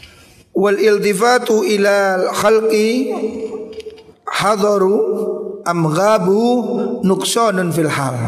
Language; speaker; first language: Arabic; non-native, fluent; Javanese